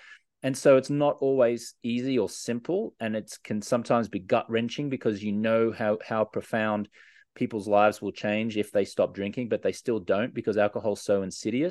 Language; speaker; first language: English; native; English